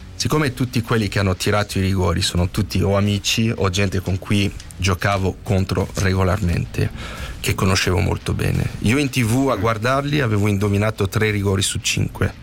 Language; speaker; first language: Italian; non-native, fluent; French